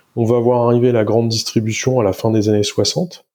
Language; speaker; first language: French; native; French